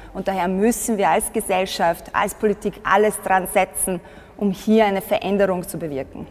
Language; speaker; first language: German; early bilingual, other home language; Bosnian